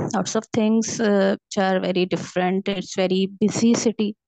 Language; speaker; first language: English; non-native, local second language; Urdu